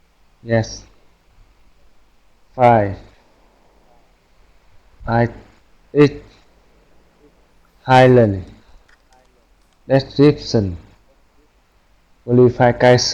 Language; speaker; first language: English; non-native, learner; Vietnamese